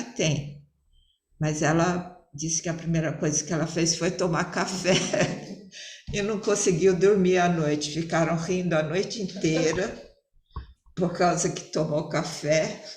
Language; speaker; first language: Portuguese; early bilingual, other home language; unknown